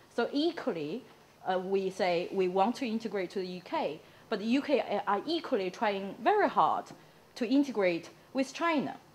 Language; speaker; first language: English; non-native, fluent; Chinese